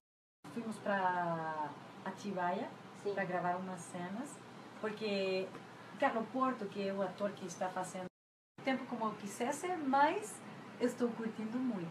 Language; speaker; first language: Portuguese; non-native, fluent; Spanish